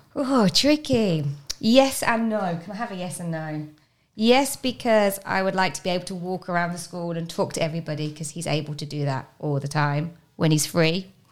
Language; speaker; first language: English; native; English